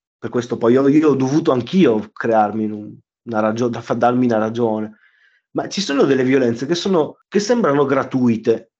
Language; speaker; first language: Italian; native; Italian